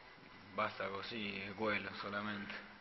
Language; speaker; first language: Italian; non-native, fluent; Spanish